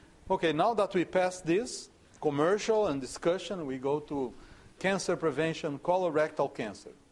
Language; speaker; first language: English; non-native, fluent; Portuguese